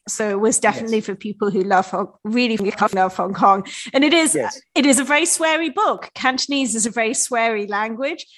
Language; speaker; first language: English; native; English